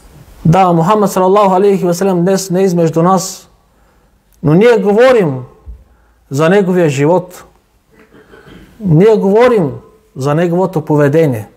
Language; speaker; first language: Bulgarian; non-native, local second language; Turkish